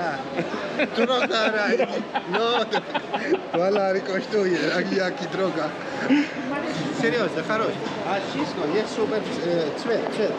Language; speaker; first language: Polish; non-native, learner; Georgian